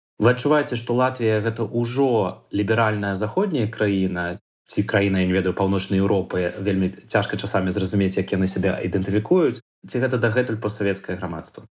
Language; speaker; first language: Belarusian; native; Belarusian